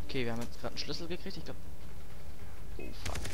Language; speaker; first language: German; native; German